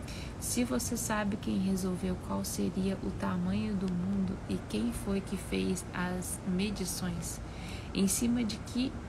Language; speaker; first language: Portuguese; native; Portuguese